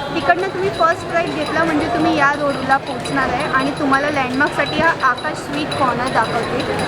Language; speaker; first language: Marathi; non-native, local second language; Gujarati